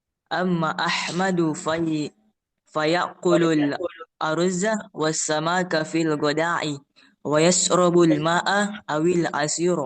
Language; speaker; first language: Arabic; non-native, learner; Indonesian